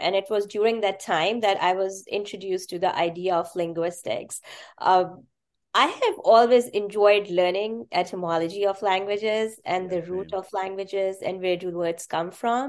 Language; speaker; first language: English; non-native, local second language; Urdu